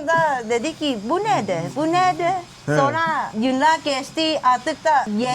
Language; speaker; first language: Turkish; non-native, learner; Thai